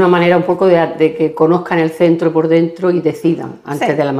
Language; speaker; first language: Spanish; native; Spanish